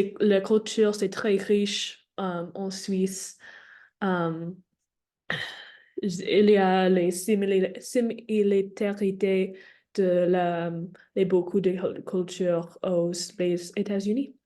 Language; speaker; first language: French; non-native, learner; English